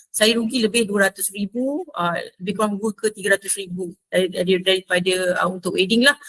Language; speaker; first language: Malay; native; Malay